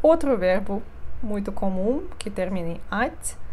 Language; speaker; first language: Portuguese; non-native, fluent; Russian